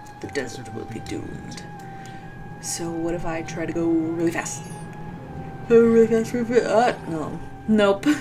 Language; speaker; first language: English; native; English